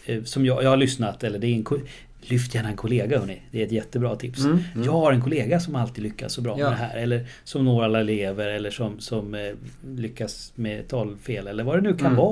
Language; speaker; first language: Swedish; native; Swedish